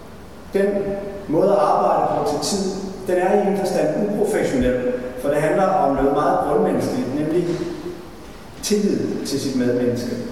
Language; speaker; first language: Danish; native; Danish